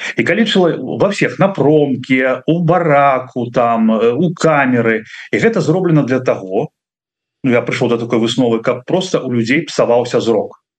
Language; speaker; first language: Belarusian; non-native, local second language; Russian